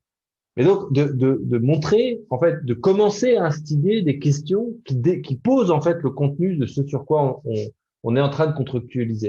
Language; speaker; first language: French; native; French